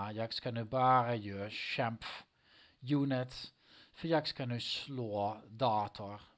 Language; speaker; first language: Swedish; non-native, learner; Dutch